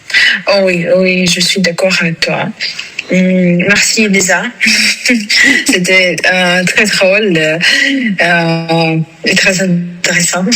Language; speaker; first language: French; non-native, fluent; Russian